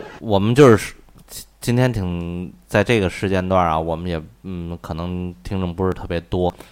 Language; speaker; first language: Chinese; native; Chinese